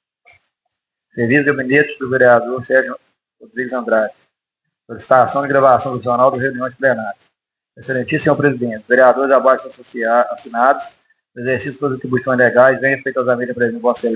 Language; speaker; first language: Portuguese; native; Portuguese